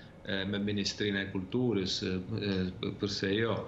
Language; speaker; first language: Albanian; early bilingual, heritage; Albanian